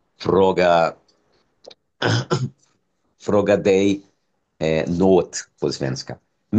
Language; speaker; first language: Swedish; non-native, learner; Spanish